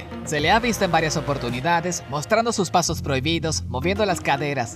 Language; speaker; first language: Spanish; native; Spanish